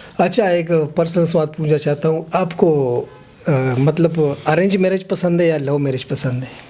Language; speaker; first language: Urdu; non-native, local second language; Pashto